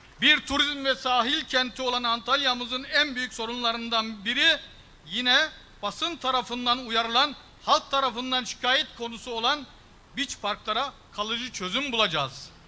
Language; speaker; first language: Turkish; early bilingual, heritage; Turkish